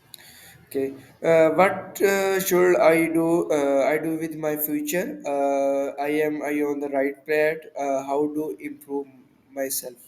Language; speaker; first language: English; non-native, learner; Urdu